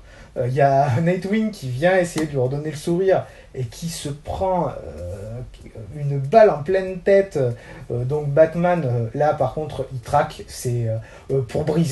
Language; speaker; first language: French; native; French